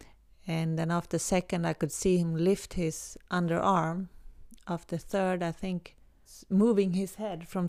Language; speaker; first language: English; non-native, fluent; Swedish